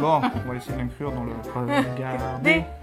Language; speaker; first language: French; native; French